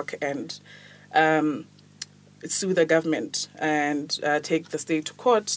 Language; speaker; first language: English; non-native, local second language; Tswana